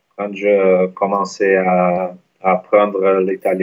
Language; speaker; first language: French; non-native, learner; Portuguese